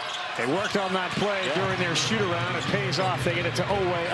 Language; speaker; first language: English; native; English